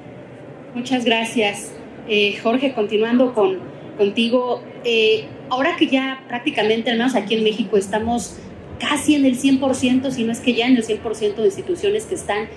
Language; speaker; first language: Spanish; native; Spanish